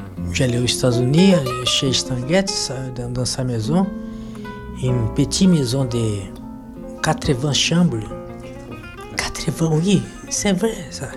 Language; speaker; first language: French; non-native, learner; Portuguese